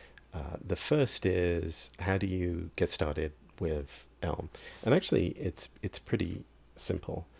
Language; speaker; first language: English; native; English